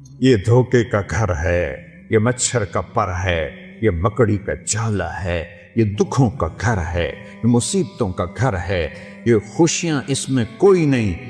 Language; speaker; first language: Urdu; non-native, local second language; Saraiki